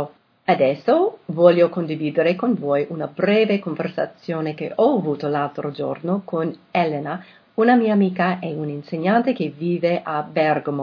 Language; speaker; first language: Italian; non-native, fluent; English